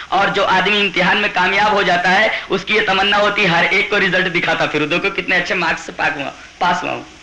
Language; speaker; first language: Urdu; native; Urdu